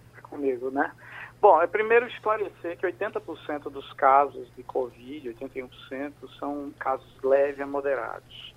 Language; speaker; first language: Portuguese; native; Portuguese